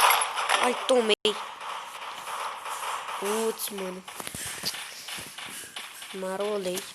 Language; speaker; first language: Portuguese; native; Portuguese